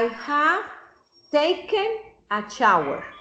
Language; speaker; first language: English; non-native, fluent; Spanish